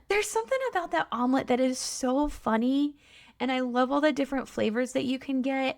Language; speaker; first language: English; native; English